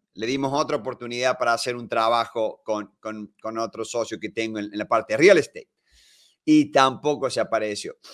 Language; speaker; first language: Spanish; native; Spanish